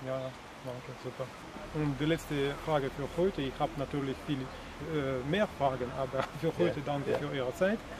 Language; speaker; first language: German; non-native, learner; Russian